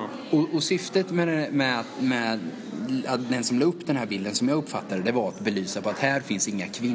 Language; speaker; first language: Swedish; native; Swedish